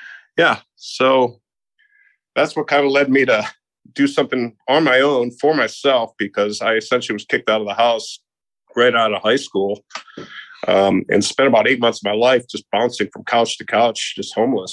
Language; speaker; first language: English; native; English